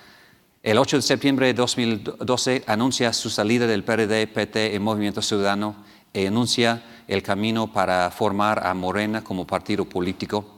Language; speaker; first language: Spanish; non-native, fluent; English